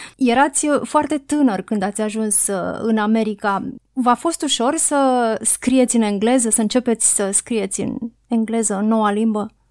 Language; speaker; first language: Romanian; native; Romanian